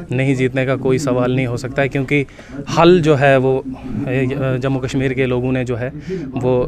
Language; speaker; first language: Hindi; native; Hindi